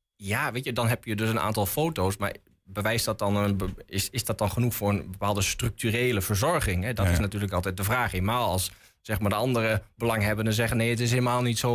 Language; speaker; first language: Dutch; native; Dutch